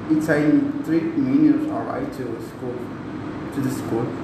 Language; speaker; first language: English; non-native, learner; Spanish